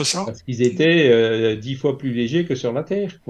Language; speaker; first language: French; native; French